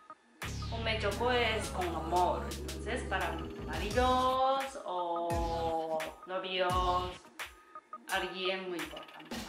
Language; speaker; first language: Spanish; non-native, learner; Japanese